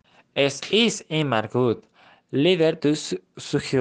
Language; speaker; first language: German; non-native, learner; Spanish